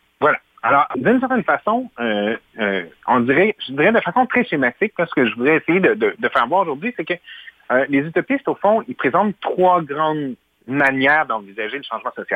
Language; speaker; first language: French; native; French